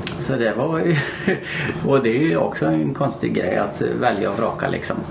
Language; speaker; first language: Swedish; native; Swedish